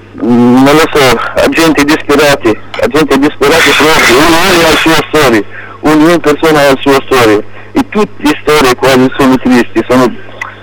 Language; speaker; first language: Italian; non-native, local second language; Arabic